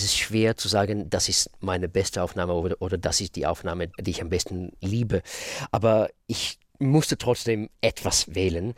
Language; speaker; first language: German; non-native, fluent; Russian